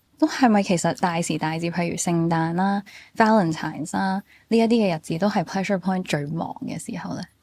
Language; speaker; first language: Cantonese; early bilingual, heritage; Cantonese